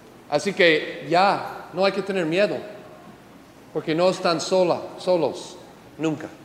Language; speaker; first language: Spanish; non-native, fluent; English